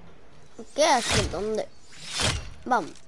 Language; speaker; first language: Spanish; early bilingual, heritage; English